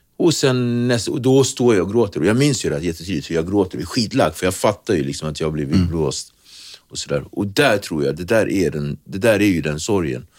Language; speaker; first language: Swedish; early bilingual, other home language; Kabuverdianu